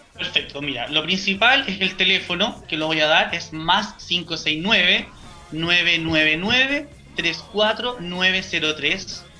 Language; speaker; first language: Spanish; native; Spanish